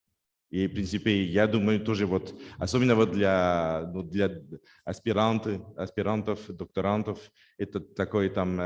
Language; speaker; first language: Russian; non-native, fluent; French